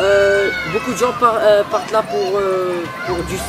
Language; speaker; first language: French; non-native, learner; English